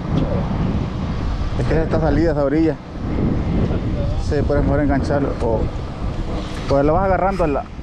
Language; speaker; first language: Spanish; native; Spanish